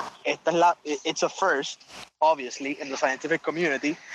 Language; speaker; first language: English; non-native, local second language; Spanish